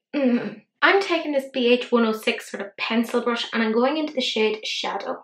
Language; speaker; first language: English; native; English